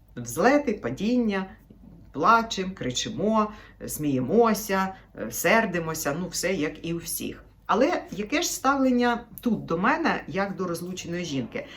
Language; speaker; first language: Ukrainian; native; Ukrainian